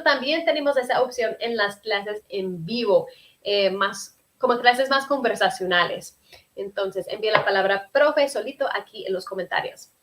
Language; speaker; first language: Spanish; non-native, fluent; English